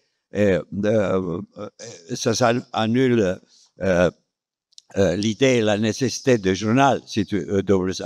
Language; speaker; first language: French; non-native, fluent; Romanian